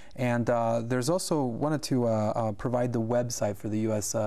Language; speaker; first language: English; early bilingual, other home language; Spanish